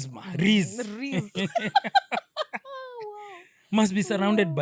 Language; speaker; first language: English; non-native, local second language; Swahili